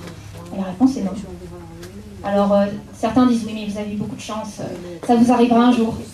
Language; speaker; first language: French; native; French